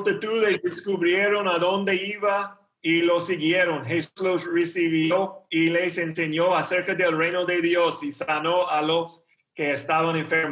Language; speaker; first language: Spanish; non-native, learner; English